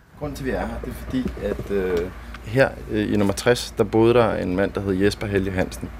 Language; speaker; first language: Danish; native; Danish